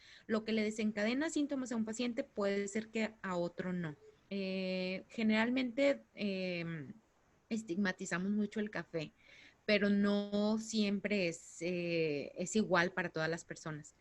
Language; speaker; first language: Spanish; native; Spanish